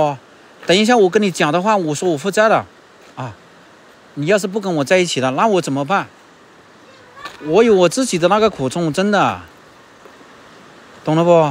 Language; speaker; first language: Chinese; native; Chinese